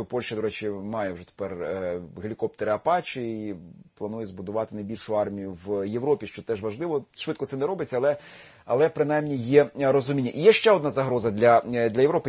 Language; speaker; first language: Ukrainian; native; Ukrainian